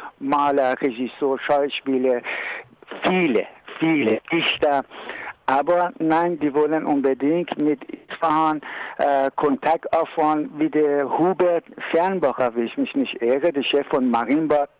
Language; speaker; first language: German; non-native, learner; Persian